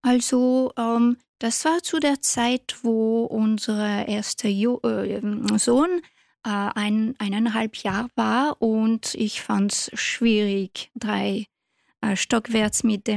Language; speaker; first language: German; non-native, fluent; French